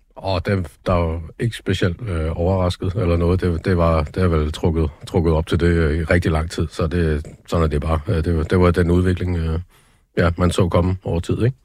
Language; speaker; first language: Danish; native; Danish